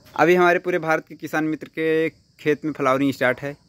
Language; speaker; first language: Hindi; native; Hindi